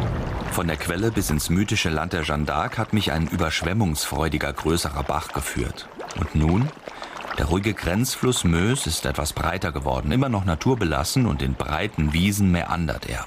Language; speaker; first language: German; native; German